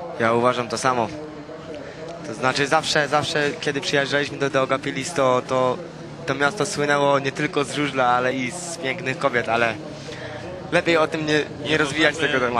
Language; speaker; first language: Polish; native; Polish